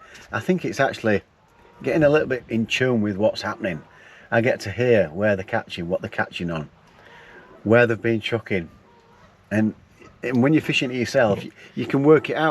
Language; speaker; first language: English; native; English